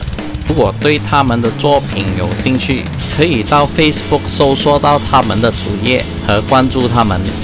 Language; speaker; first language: Chinese; native; Chinese